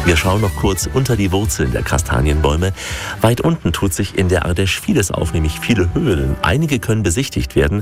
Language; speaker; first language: German; native; German